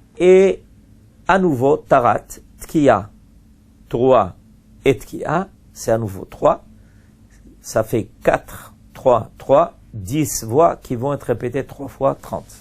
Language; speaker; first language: French; native; French